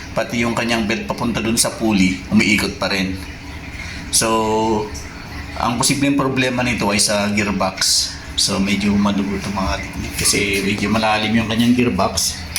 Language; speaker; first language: Filipino; non-native, local second language; Cebuano